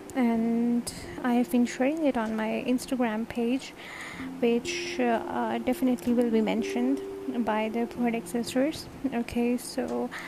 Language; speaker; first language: English; non-native, fluent; Turkish